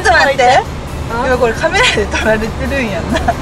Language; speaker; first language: Japanese; native; Japanese